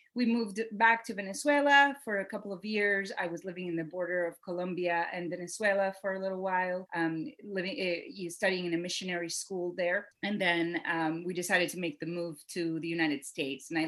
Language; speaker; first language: English; non-native, fluent; Spanish